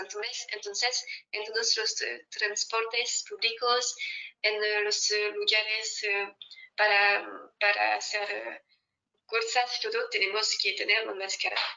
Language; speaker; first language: Spanish; non-native, fluent; French